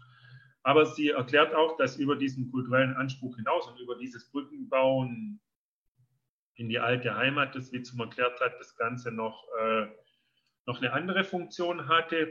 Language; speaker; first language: German; native; German